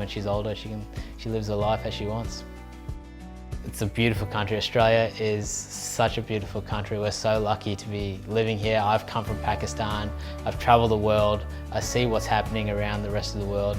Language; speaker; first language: English; early bilingual, other home language; Urdu